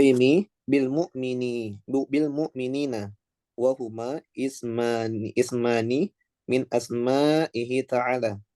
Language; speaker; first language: Arabic; non-native, learner; Indonesian